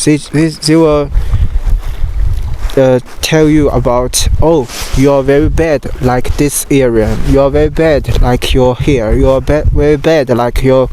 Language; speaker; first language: English; non-native, learner; Chinese